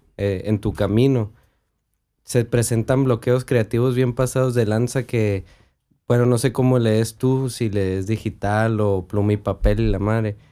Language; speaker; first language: Spanish; native; Spanish